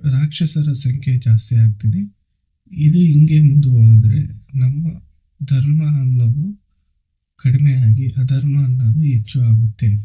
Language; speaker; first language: Kannada; non-native, local second language; Telugu